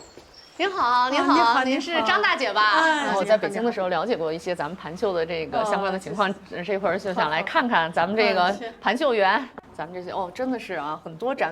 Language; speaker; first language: Chinese; native; Chinese